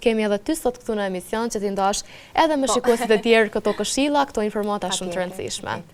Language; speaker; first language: Albanian; native; Albanian